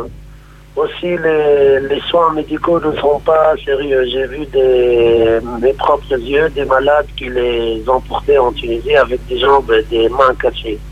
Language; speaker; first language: French; non-native, local second language; Arabic